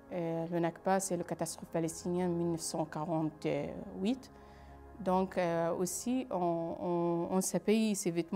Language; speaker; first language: French; non-native, fluent; Arabic